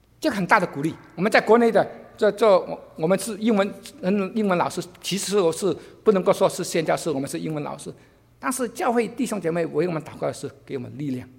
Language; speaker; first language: Chinese; non-native, local second language; Cantonese